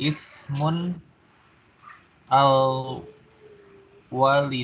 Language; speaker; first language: Arabic; non-native, learner; Indonesian